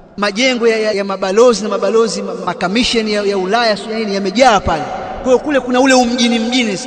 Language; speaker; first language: Swahili; native; Swahili